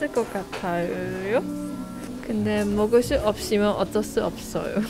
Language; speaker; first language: Korean; non-native, learner; Cantonese